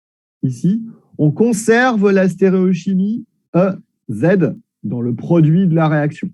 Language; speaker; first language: French; native; French